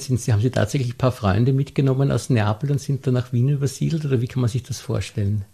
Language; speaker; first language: German; native; German